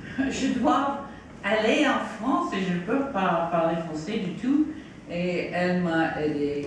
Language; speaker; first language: French; non-native, fluent; English